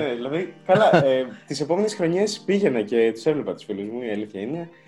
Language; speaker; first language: Greek; early bilingual, other home language; Ukrainian